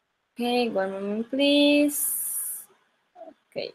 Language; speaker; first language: English; non-native, local second language; Spanish